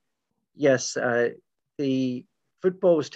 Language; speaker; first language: English; native; English